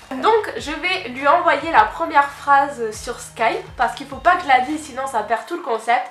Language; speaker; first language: French; native; French